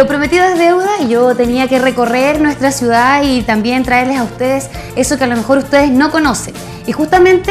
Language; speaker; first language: Spanish; native; Spanish